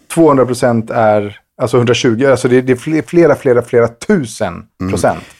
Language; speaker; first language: Swedish; early bilingual, other home language; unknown